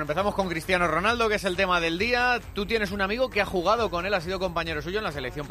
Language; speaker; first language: Spanish; native; Spanish